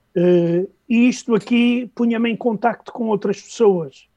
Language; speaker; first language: Portuguese; native; Portuguese